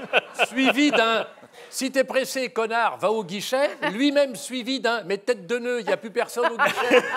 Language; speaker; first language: French; native; French